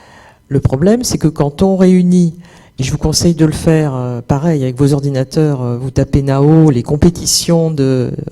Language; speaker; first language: French; native; French